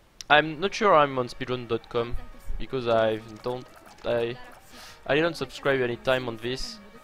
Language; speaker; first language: English; non-native, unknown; French